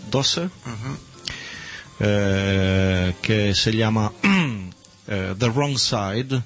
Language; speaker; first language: Spanish; non-native, learner; Italian